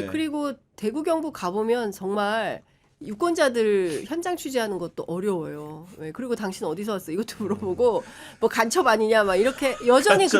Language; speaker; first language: Korean; native; Korean